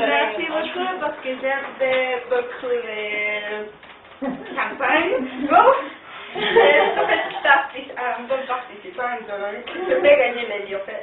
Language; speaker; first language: French; non-native, learner; Spanish